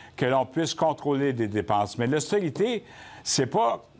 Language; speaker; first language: French; native; French